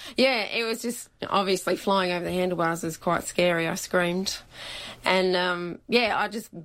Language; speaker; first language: English; native; English